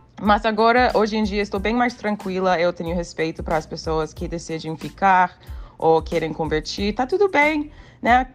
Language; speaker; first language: Portuguese; non-native, fluent; English